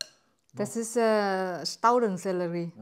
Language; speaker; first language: German; non-native, learner; Vietnamese